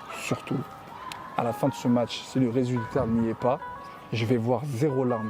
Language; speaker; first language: French; native; French